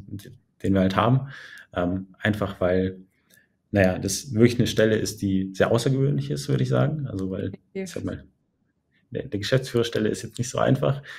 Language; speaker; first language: German; native; German